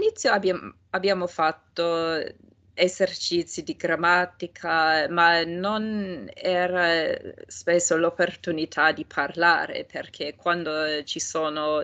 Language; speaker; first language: Italian; non-native, fluent; English